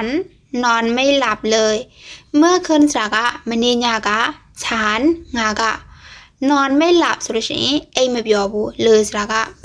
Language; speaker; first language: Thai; non-native, fluent; Burmese